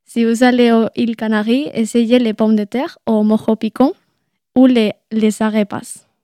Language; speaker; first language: French; non-native, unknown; Spanish